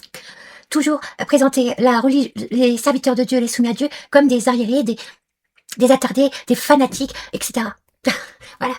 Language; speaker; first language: French; non-native, local second language; Arabic